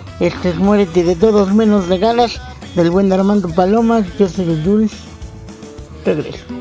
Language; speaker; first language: Spanish; native; Spanish